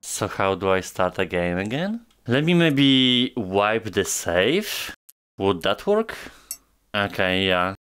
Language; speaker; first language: English; non-native, fluent; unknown